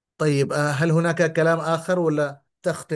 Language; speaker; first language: Arabic; non-native, fluent; Bangla